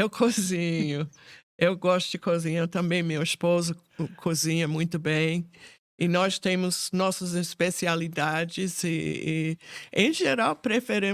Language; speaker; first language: Portuguese; non-native, fluent; English